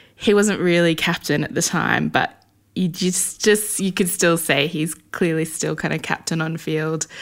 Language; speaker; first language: English; native; English